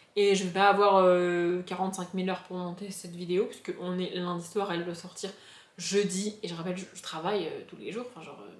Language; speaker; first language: French; native; French